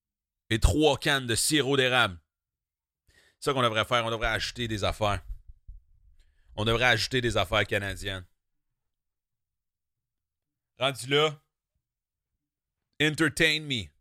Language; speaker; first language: French; native; French